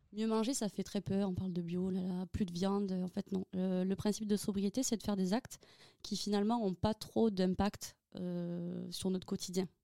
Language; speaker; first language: French; native; French